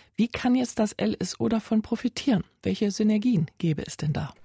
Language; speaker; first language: German; native; German